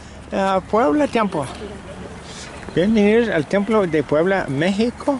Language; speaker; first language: Spanish; non-native, learner; English